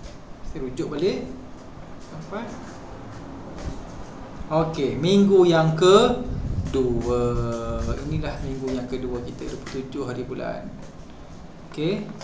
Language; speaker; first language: Malay; native; Malay